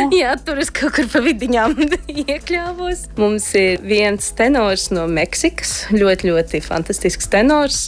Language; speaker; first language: Latvian; early bilingual, heritage; Latvian